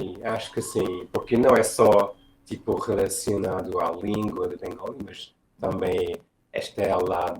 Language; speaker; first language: Portuguese; non-native, fluent; English